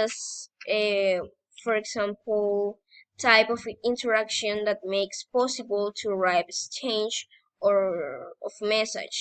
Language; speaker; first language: English; non-native, learner; Spanish